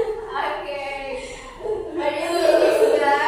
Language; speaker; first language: English; non-native, learner; Indonesian